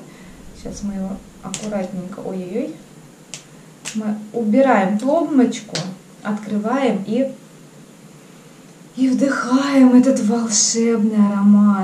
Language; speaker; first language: Russian; native; Russian